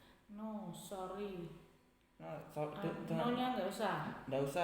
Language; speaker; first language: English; non-native, learner; Indonesian